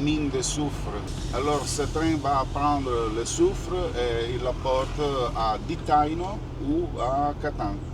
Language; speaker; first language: French; non-native, learner; Italian